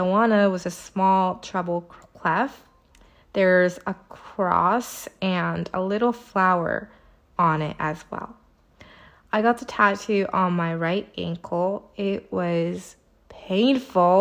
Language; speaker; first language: English; native; English